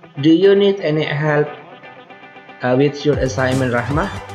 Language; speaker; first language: English; non-native, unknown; Indonesian